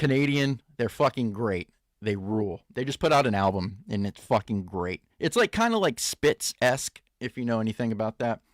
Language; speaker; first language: English; native; English